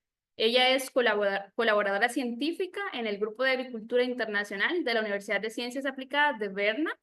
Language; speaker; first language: Spanish; native; Spanish